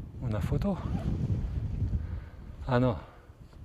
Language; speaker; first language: Spanish; non-native, learner; French